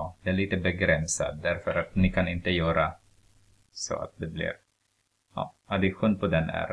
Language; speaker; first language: Swedish; non-native, fluent; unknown